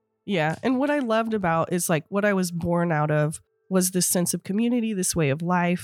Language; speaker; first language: English; native; English